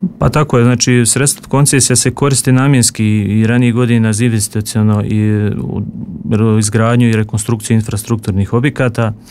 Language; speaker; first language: Croatian; native; Croatian